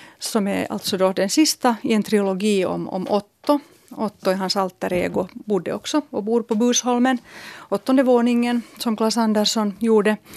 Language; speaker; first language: Swedish; native; Swedish